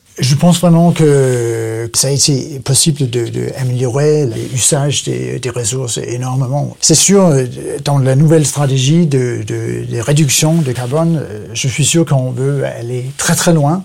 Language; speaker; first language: French; non-native, learner; Danish